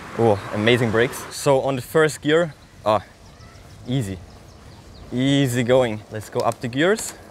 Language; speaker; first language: English; non-native, fluent; German